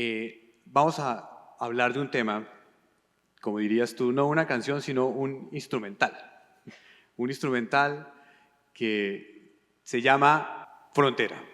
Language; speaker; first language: Spanish; native; Spanish